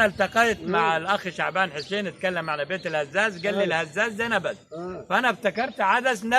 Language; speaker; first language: Arabic; native; Arabic